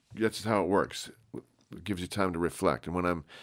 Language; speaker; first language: English; native; English